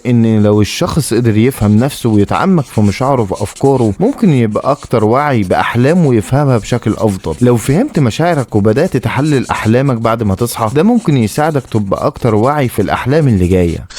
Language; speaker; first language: Arabic; native; Arabic